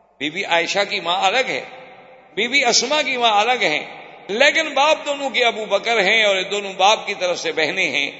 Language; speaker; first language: Urdu; native; Urdu